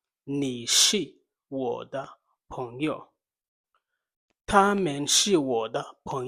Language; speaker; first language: Chinese; non-native, fluent; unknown